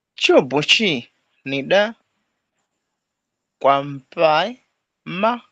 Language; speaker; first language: Chinese; non-native, learner; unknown